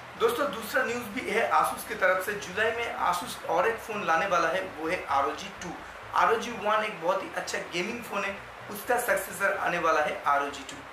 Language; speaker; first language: Hindi; non-native, local second language; Bangla